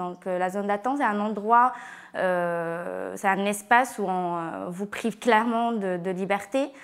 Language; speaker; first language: French; non-native, local second language; Arabic